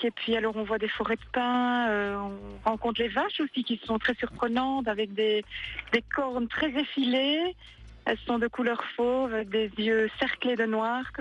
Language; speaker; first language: French; native; French